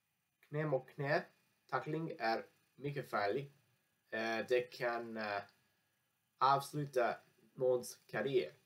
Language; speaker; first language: Swedish; non-native, learner; English